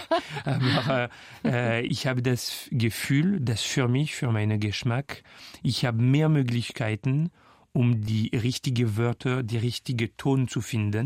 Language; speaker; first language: German; non-native, fluent; French